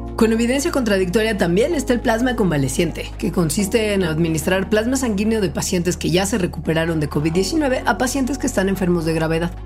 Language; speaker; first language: Spanish; native; Spanish